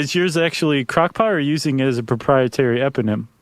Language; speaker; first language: English; native; English